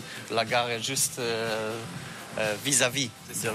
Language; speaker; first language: French; non-native, fluent; Polish